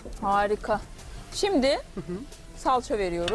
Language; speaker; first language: Turkish; native; Turkish